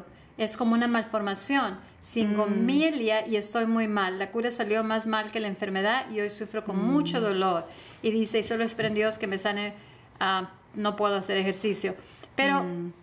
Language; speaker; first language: Spanish; native; Spanish